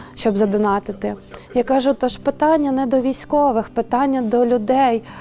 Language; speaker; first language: Ukrainian; native; Ukrainian